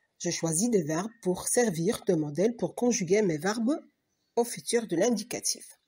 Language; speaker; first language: French; non-native, local second language; Arabic